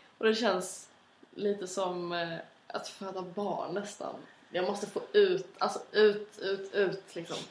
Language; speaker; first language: Swedish; native; Swedish